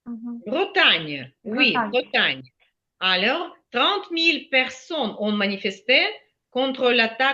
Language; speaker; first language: French; non-native, fluent; Ukrainian